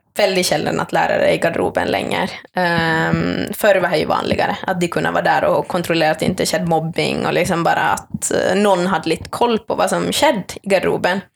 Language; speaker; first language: Swedish; native; Swedish